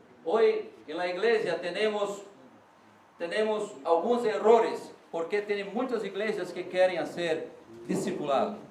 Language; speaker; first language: Spanish; non-native, learner; Portuguese